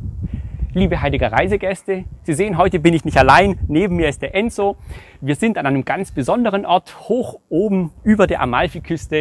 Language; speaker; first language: German; native; German